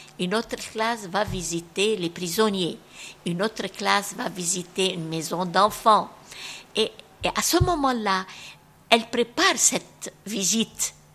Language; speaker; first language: French; non-native, local second language; Arabic